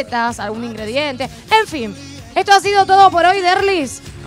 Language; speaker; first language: Spanish; native; Spanish